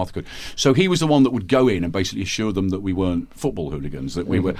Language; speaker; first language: English; native; English